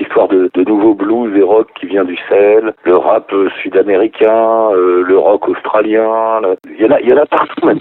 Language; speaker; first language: French; native; French